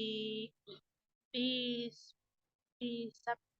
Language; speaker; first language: Korean; non-native, learner; Indonesian